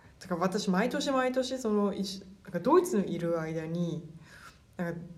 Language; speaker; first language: Japanese; early bilingual, heritage; German